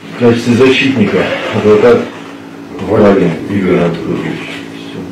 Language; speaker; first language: Russian; native; Russian